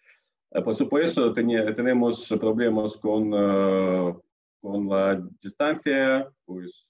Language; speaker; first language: Spanish; non-native, fluent; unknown